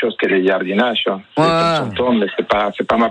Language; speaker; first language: French; non-native, fluent; Spanish